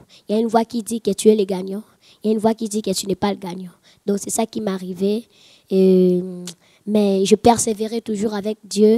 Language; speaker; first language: French; non-native, local second language; Lingala